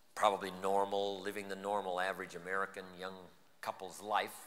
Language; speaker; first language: English; native; English